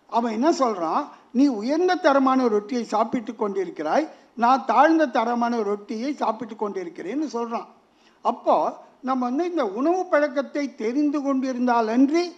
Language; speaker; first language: Tamil; native; Tamil